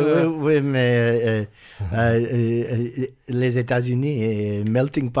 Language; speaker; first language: French; non-native, learner; English